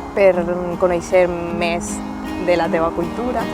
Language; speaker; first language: Catalan; non-native, learner; Spanish